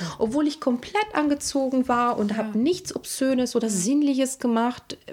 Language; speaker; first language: German; non-native, fluent; Italian